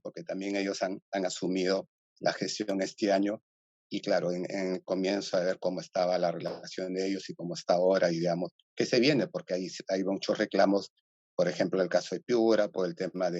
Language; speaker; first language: Spanish; native; Spanish